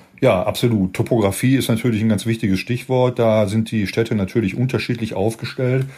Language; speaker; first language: German; native; German